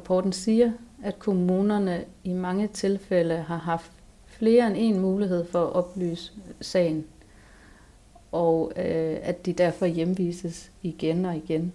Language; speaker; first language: Danish; native; Danish